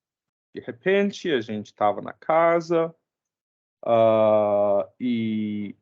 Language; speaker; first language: Portuguese; non-native, fluent; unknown